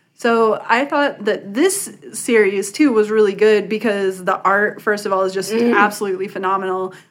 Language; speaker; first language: English; native; English